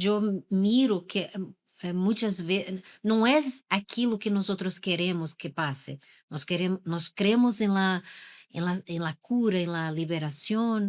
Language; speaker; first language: Spanish; non-native, learner; Portuguese